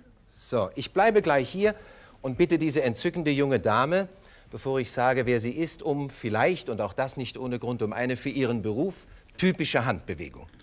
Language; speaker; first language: German; native; German